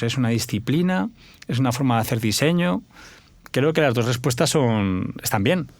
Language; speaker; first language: Spanish; native; Spanish